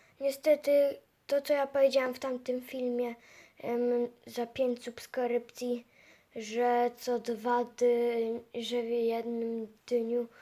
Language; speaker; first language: Polish; native; Polish